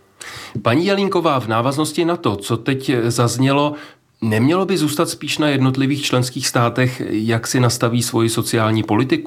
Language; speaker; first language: Czech; native; Czech